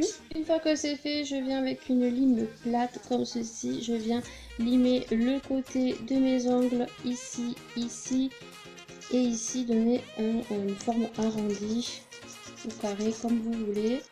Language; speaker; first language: French; native; French